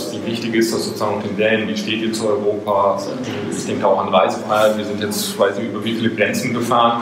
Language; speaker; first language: German; native; German